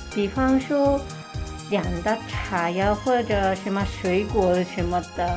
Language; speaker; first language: Chinese; non-native, fluent; Japanese